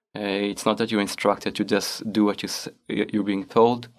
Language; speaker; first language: English; non-native, fluent; Hebrew